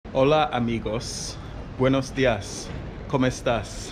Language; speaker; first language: Spanish; non-native, learner; English